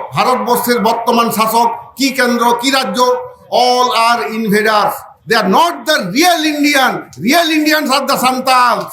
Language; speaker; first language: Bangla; non-native, local second language; Santali